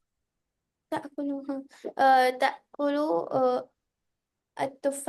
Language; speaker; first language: Arabic; non-native, learner; Urdu